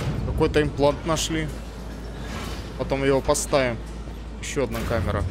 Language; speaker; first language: Russian; native; Russian